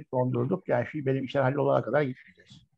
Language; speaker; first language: Turkish; native; Turkish